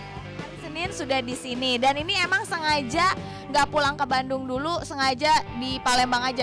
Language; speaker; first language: Indonesian; native; Indonesian